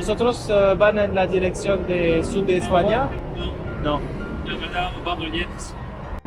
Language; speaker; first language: Spanish; non-native, learner; French